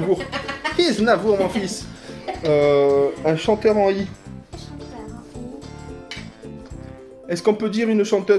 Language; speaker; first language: French; native; French